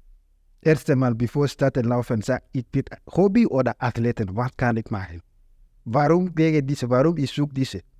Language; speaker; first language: German; non-native, learner; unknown